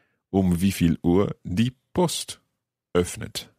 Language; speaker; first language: German; non-native, learner; English